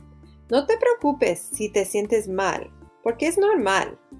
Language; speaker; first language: Spanish; non-native, fluent; English